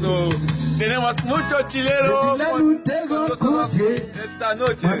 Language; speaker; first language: Spanish; non-native, learner; Haitian Creole